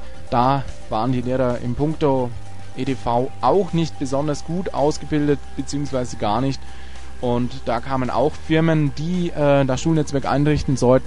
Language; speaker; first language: German; native; German